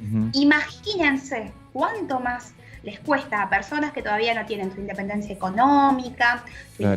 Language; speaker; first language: Spanish; native; Spanish